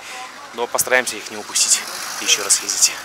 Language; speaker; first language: Russian; native; Russian